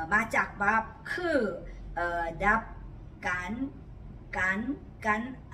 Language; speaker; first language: Thai; non-native, learner; Korean